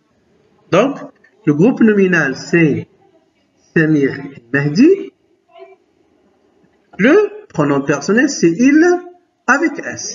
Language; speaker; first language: French; non-native, local second language; Arabic